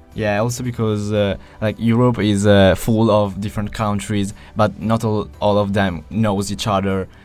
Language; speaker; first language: English; non-native, fluent; Italian